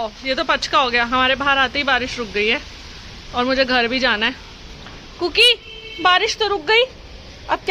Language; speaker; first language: Hindi; native; Hindi